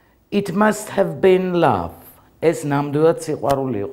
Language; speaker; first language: English; non-native, fluent; Georgian